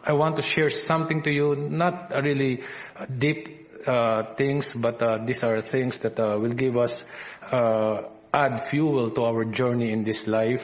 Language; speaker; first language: English; non-native, local second language; Filipino